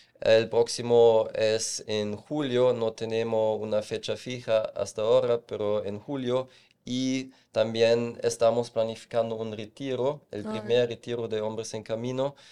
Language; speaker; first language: Spanish; non-native, fluent; German